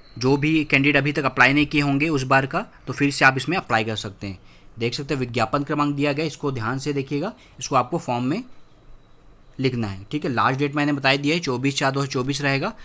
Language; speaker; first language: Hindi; native; Hindi